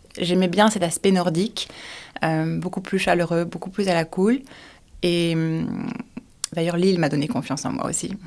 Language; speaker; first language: French; native; French